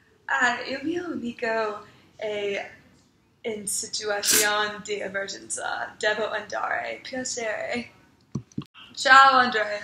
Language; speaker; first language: Italian; non-native, learner; English